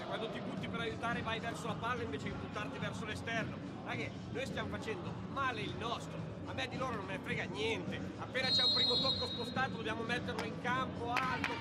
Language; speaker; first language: Italian; native; Italian